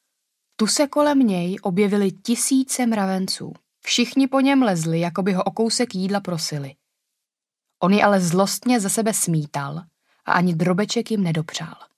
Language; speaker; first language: Czech; native; Czech